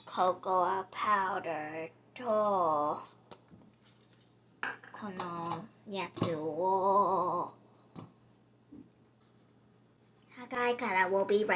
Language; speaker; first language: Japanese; early bilingual, heritage; Japanese